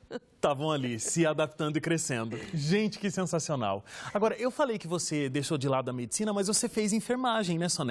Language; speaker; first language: Portuguese; native; Portuguese